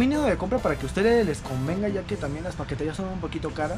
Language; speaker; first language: Spanish; native; Spanish